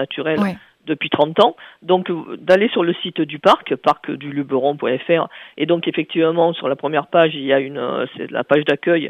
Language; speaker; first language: French; native; French